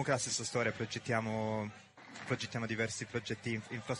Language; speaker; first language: Italian; native; Italian